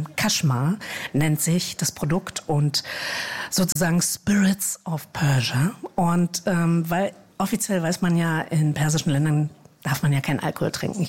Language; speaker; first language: German; native; German